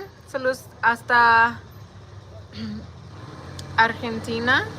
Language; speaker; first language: Spanish; non-native, learner; English